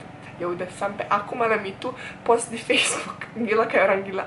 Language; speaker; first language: Indonesian; non-native, fluent; Bosnian